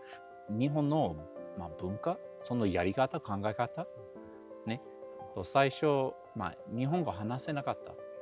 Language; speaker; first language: Japanese; non-native, learner; English